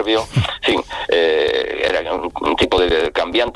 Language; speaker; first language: Spanish; native; Spanish